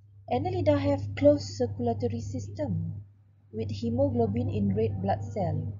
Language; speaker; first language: English; non-native, local second language; Malay